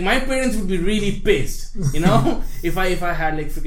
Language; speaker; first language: English; non-native, local second language; Hindi